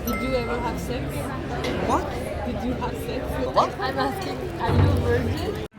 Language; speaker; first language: English; non-native, fluent; Spanish